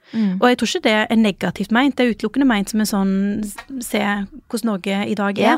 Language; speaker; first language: Norwegian; early bilingual, other home language; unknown